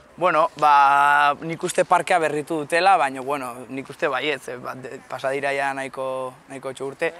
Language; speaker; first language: Basque; native; Basque